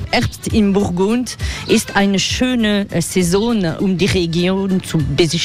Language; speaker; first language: German; non-native, learner; French